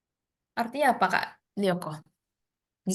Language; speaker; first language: Indonesian; native; Indonesian